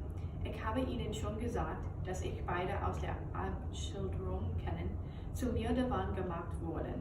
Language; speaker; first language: German; non-native, learner; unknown